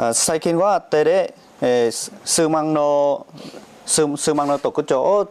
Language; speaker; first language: Japanese; non-native, learner; Vietnamese